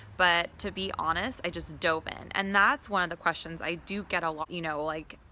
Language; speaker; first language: English; native; English